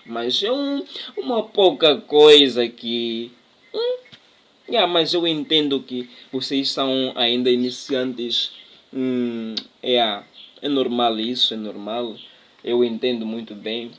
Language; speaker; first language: Portuguese; non-native, local second language; Tsonga